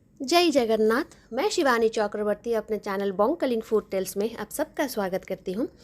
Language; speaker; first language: Hindi; non-native, local second language; Bangla